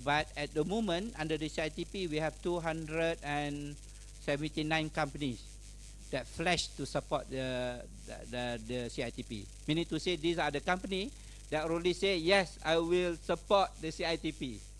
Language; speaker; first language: English; non-native, local second language; Malay